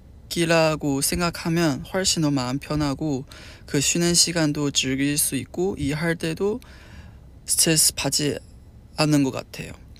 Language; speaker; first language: Korean; non-native, fluent; Chinese